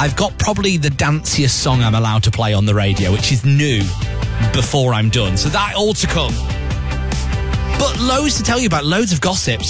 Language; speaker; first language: English; native; English